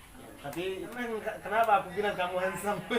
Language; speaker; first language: Indonesian; non-native, learner; Somali